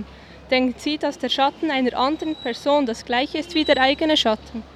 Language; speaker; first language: German; native; German